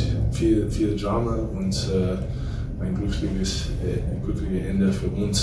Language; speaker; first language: German; non-native, fluent; English